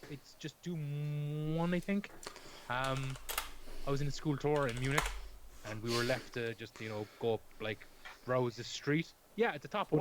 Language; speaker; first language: English; native; English